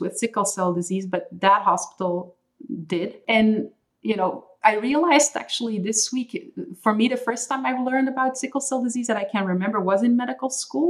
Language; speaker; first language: English; non-native, fluent; Dutch